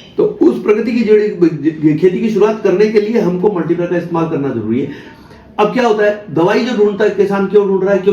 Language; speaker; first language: Hindi; non-native, local second language; Marathi